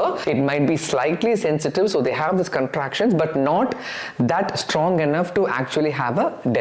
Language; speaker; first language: English; non-native, local second language; Tamil